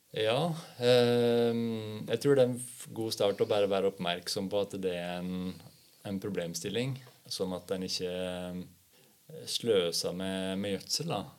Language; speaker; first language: Norwegian; native; Norwegian